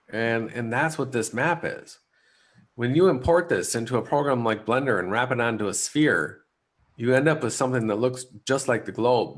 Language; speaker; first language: English; native; English